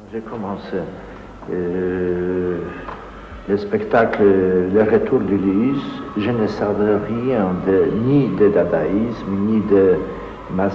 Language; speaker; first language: French; non-native, fluent; Polish